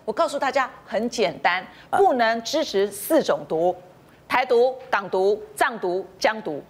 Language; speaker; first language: Chinese; native; Chinese